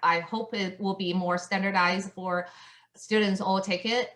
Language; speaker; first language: English; non-native, fluent; Chinese